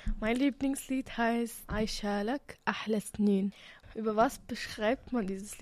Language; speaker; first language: German; non-native, learner; Arabic